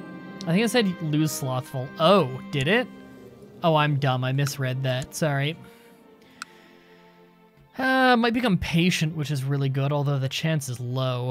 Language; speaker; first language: English; native; English